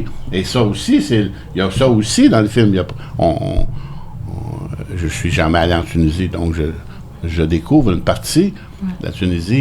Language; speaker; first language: French; native; French